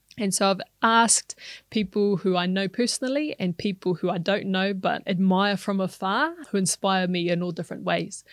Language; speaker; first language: English; non-native, local second language; Māori